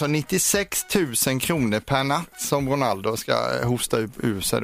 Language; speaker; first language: Swedish; native; Swedish